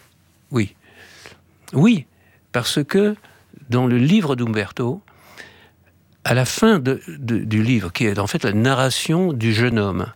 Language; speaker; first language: French; native; French